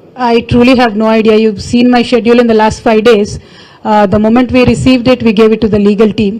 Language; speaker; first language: English; non-native, local second language; Telugu